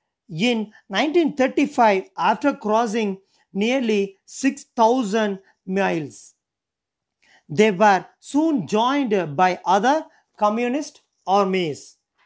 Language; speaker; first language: English; non-native, local second language; Tamil